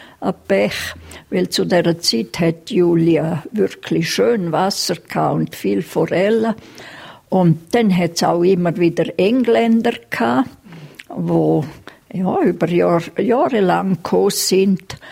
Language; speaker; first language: German; native; German